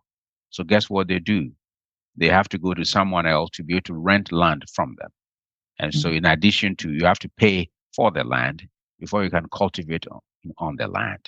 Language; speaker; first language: English; non-native, local second language; Akan